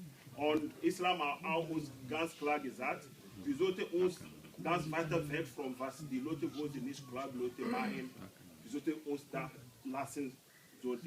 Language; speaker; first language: German; non-native, learner; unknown